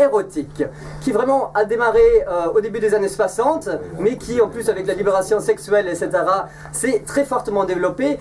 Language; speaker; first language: French; native; French